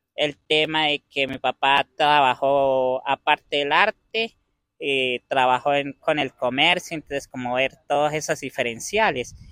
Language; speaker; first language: Spanish; native; Spanish